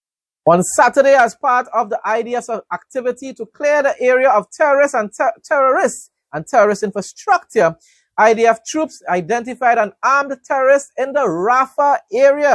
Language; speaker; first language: English; native; English